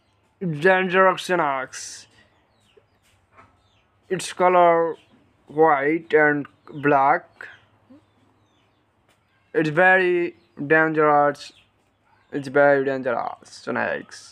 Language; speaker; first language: English; non-native, learner; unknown